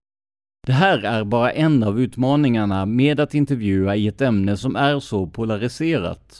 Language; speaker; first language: Swedish; native; Swedish